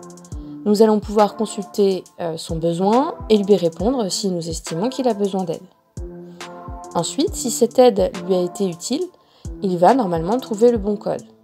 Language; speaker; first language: French; native; French